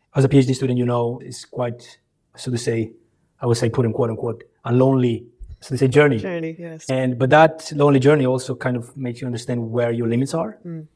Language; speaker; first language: English; early bilingual, other home language; Albanian